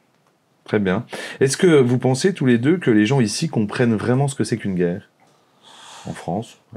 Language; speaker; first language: French; native; French